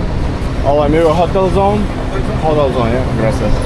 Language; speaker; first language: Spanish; non-native, learner; Bulgarian